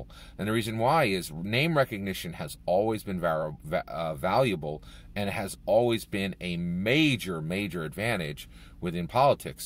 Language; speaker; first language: English; native; English